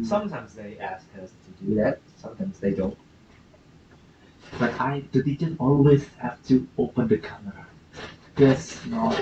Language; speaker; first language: English; non-native, fluent; Chinese